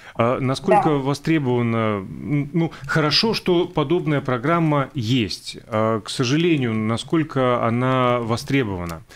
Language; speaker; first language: Russian; native; Russian